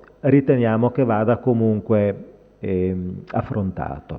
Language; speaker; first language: Italian; native; Italian